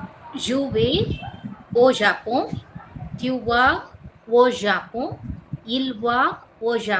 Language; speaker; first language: French; non-native, learner; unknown